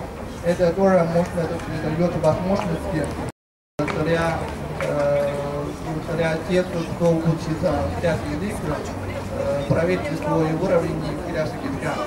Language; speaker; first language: Russian; non-native, fluent; Chinese